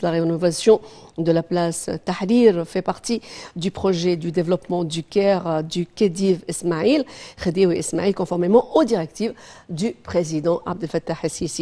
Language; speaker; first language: French; non-native, fluent; Arabic